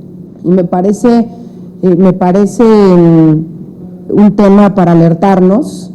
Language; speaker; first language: Spanish; native; Spanish